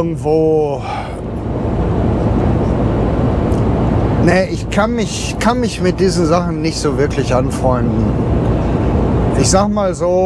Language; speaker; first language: German; native; German